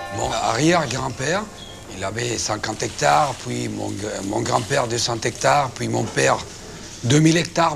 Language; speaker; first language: French; non-native, fluent; Spanish